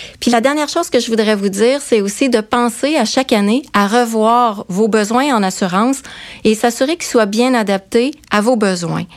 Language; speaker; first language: French; native; French